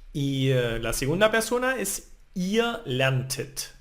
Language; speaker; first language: Spanish; non-native, fluent; German